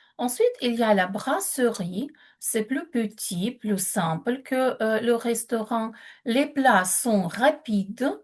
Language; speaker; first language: French; non-native, fluent; Ukrainian